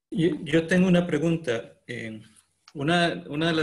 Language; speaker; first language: Spanish; native; Spanish